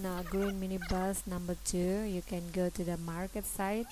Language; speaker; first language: English; non-native, learner; Indonesian